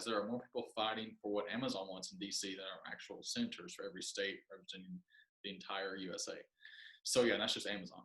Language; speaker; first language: English; native; English